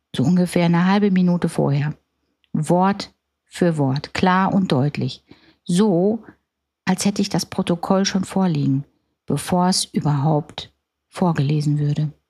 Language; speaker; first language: German; native; German